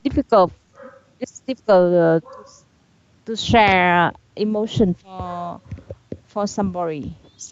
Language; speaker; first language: English; non-native, learner; Vietnamese